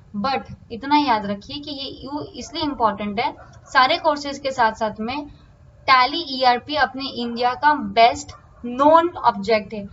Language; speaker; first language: Hindi; non-native, local second language; Marathi